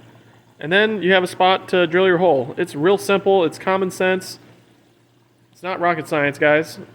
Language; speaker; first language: English; native; English